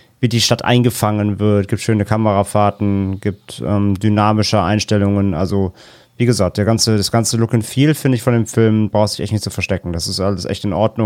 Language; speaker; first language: German; native; German